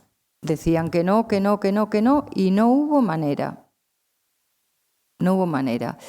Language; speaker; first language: Spanish; native; Spanish